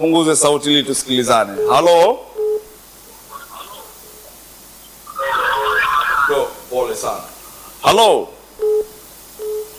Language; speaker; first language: Swahili; native; Swahili